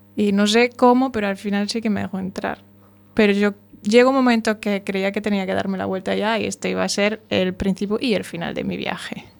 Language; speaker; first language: Spanish; non-native, fluent; German